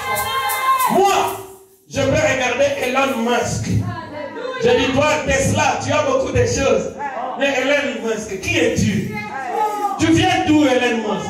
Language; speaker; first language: French; non-native, local second language; Lingala